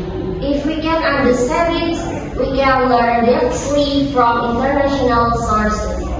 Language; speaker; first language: English; non-native, learner; Indonesian